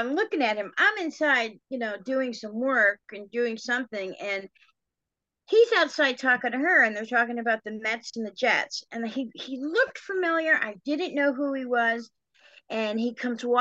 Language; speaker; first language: English; native; English